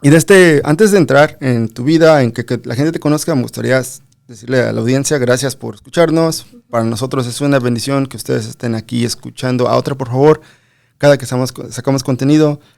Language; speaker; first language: Spanish; early bilingual, other home language; English